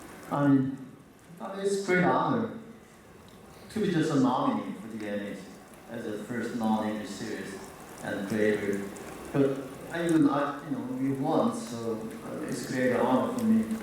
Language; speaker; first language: English; non-native, fluent; Korean